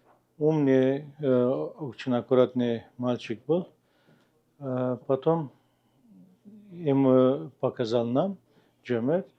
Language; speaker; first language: Russian; non-native, local second language; Abkhazian